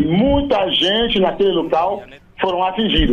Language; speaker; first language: Portuguese; non-native, fluent; Haitian Creole